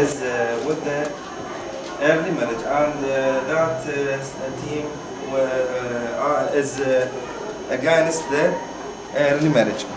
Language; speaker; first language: English; non-native, learner; Arabic